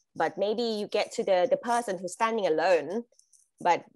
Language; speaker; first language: English; non-native, fluent; Thai